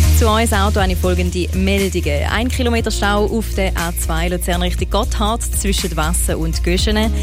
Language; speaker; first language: German; native; German